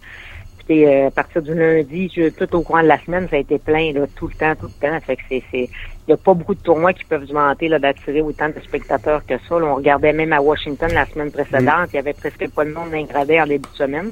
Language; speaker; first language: French; native; French